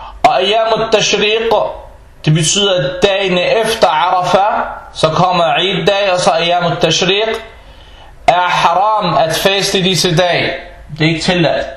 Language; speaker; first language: Danish; non-native, fluent; Arabic